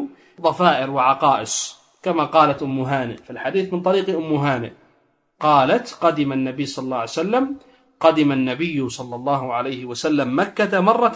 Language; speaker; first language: Arabic; native; Arabic